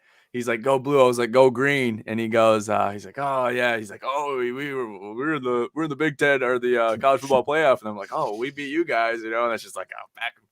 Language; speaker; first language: English; native; English